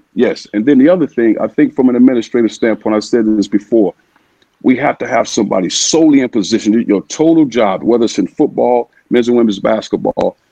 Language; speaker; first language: English; native; English